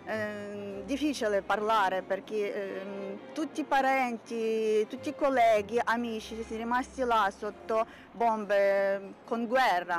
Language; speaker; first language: Italian; non-native, learner; Ukrainian